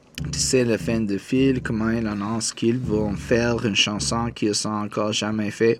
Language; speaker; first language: French; non-native, fluent; English